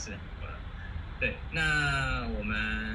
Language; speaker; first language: Chinese; non-native, fluent; Japanese